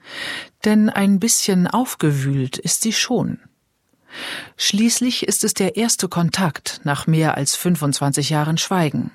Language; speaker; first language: German; native; German